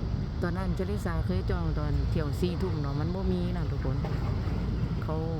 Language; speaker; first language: Thai; non-native, local second language; Northeastern Thai